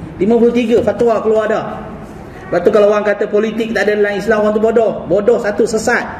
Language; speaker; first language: Malay; native; Malay